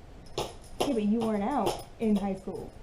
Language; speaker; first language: English; native; English